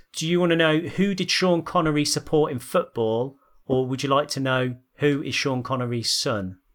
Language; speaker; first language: English; native; English